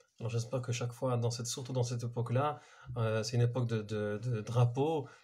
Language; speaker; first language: French; non-native, fluent; Hebrew